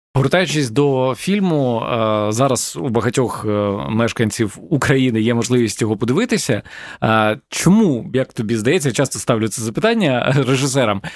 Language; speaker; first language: Ukrainian; native; Ukrainian